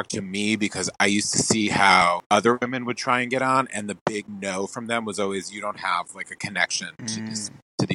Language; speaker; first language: English; native; English